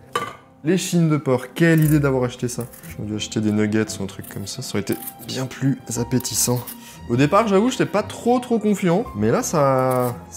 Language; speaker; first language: French; native; French